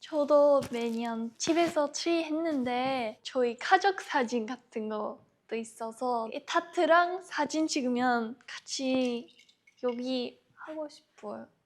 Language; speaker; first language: Korean; non-native, learner; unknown